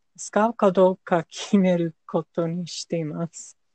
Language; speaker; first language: Japanese; non-native, learner; English